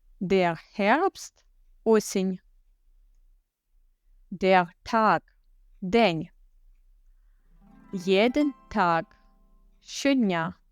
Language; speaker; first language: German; non-native, fluent; Ukrainian